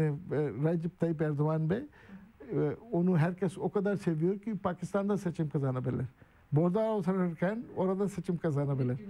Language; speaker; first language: Turkish; non-native, learner; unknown